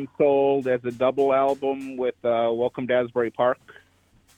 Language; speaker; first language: English; native; English